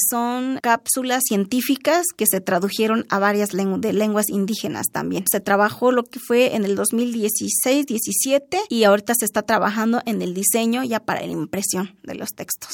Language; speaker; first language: Spanish; non-native, local second language; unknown